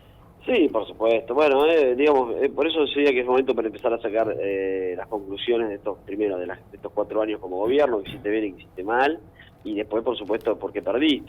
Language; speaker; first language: Spanish; native; Spanish